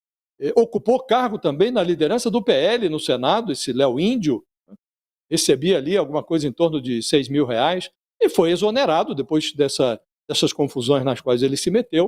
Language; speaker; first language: Portuguese; native; Portuguese